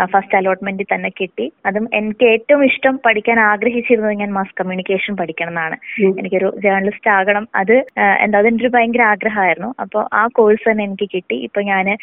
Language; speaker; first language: Malayalam; native; Malayalam